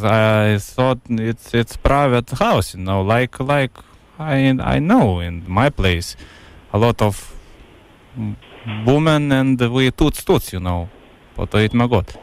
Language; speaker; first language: English; non-native, learner; Lithuanian